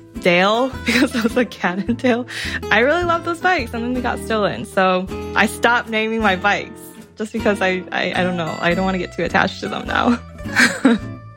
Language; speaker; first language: English; native; English